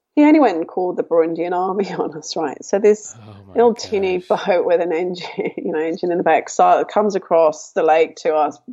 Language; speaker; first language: English; native; English